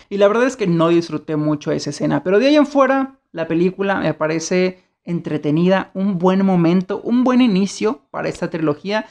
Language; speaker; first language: Spanish; native; Spanish